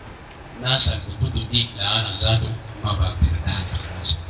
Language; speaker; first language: Arabic; non-native, local second language; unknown